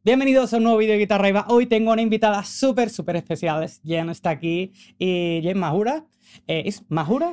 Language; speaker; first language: Spanish; native; Spanish